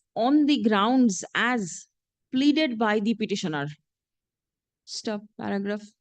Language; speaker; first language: English; non-native, local second language; Bangla